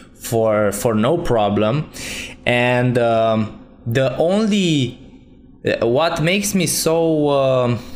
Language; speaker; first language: English; non-native, fluent; Romanian